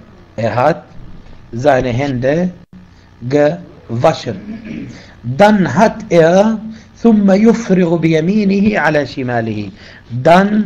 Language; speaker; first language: German; non-native, fluent; Arabic